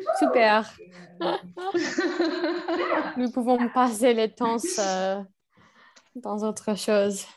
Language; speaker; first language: French; non-native, learner; English